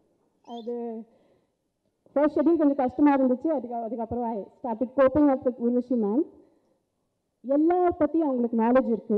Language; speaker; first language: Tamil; non-native, fluent; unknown